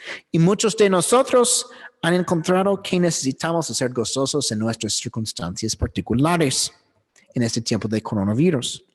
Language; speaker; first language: Spanish; non-native, learner; English